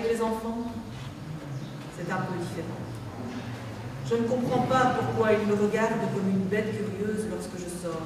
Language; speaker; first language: French; native; French